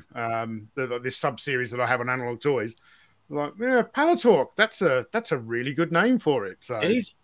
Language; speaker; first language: English; native; English